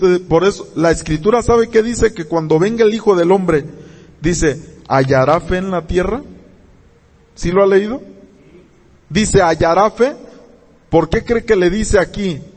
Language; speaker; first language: Spanish; native; Spanish